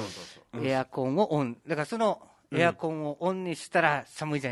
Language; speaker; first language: Japanese; native; Japanese